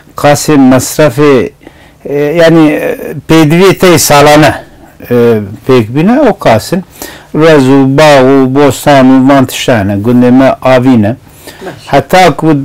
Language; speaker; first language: Kurdish; non-native, local second language; Zaza